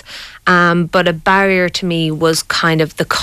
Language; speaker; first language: English; native; English